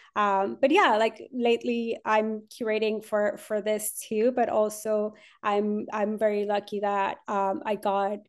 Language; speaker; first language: English; non-native, fluent; Spanish